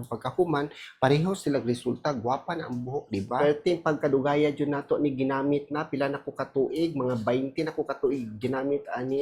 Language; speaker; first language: Cebuano; native; Cebuano